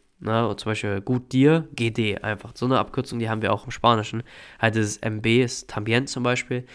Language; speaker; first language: German; native; German